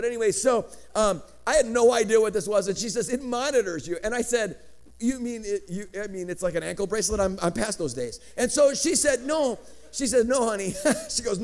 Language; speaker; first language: English; early bilingual, other home language; Greek